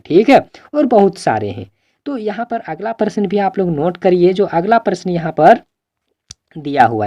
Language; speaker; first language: Hindi; native; Hindi